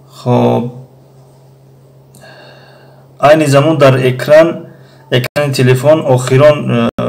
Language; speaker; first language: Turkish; non-native, fluent; Tajik